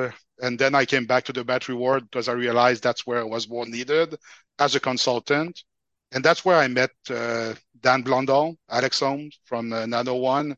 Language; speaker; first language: English; non-native, fluent; French